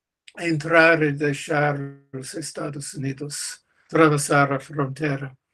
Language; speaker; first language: Portuguese; non-native, learner; English